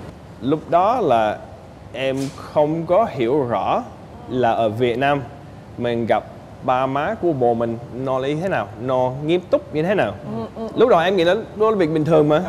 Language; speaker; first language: Vietnamese; non-native, fluent; English